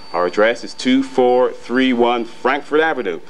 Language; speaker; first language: English; native; English